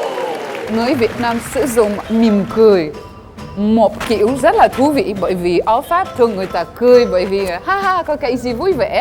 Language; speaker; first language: Vietnamese; non-native, fluent; French